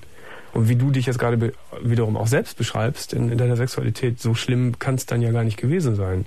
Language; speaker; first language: German; native; German